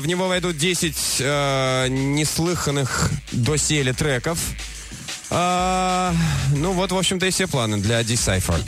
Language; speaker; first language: Russian; native; Russian